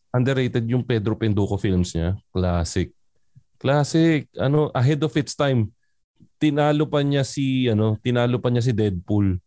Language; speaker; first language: Filipino; native; Filipino